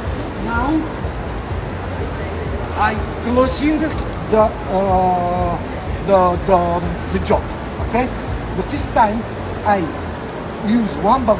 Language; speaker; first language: English; non-native, learner; Italian